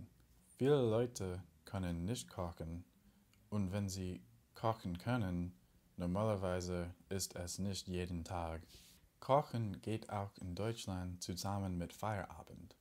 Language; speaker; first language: German; non-native, learner; English